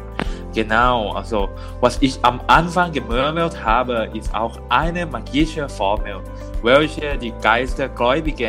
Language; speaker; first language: German; non-native, learner; Thai